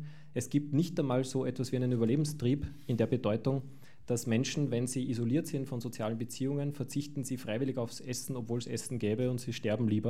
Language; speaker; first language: German; native; German